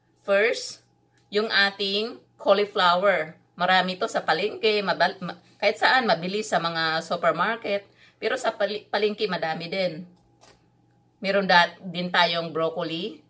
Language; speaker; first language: Filipino; non-native, local second language; Cebuano